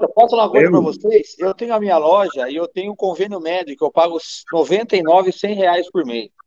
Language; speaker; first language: Portuguese; non-native, fluent; Dutch